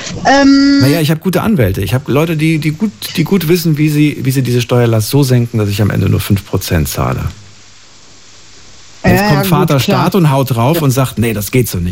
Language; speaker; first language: German; native; German